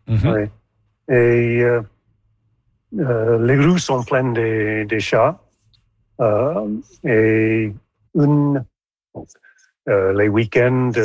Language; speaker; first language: French; non-native, local second language; English